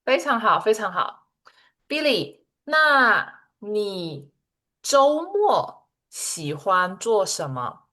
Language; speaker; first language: Chinese; non-native, fluent; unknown